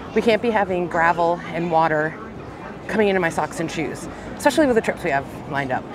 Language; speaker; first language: English; native; English